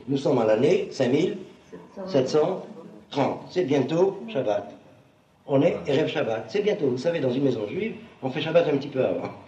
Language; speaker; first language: French; native; French